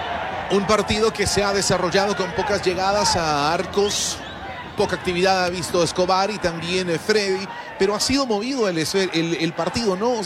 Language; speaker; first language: Spanish; native; Spanish